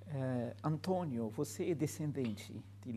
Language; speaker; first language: Portuguese; non-native, fluent; Arabic